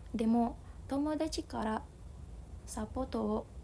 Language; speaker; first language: Japanese; non-native, learner; Indonesian